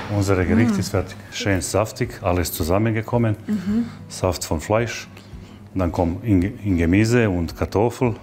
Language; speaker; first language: German; non-native, learner; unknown